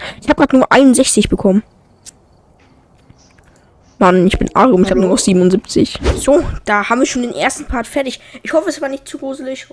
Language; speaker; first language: German; native; German